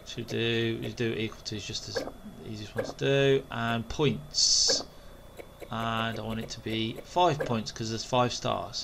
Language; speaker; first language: English; native; English